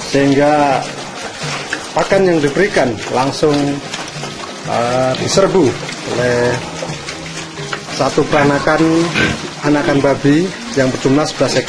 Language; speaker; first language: Indonesian; native; Indonesian